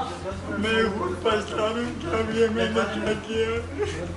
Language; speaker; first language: Hindi; non-native, local second language; Punjabi